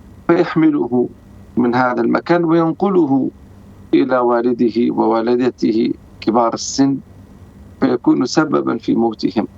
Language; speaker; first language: Arabic; native; Arabic